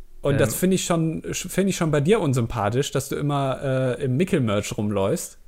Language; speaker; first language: German; native; German